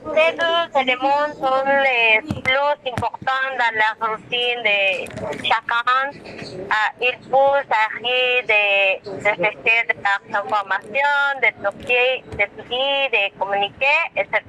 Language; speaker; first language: French; non-native, learner; Spanish